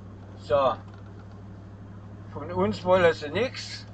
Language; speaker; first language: German; native; German